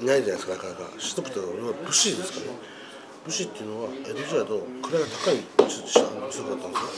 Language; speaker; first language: Japanese; non-native, fluent; Tuvinian